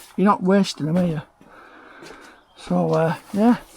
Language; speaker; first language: English; native; English